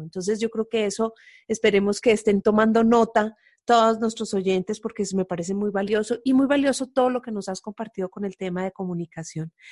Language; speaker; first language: Spanish; native; Spanish